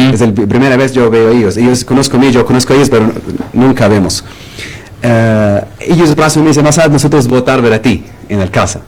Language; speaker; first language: Spanish; non-native, learner; Arabic